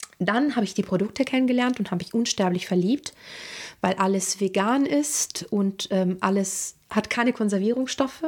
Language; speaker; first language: German; non-native, fluent; Italian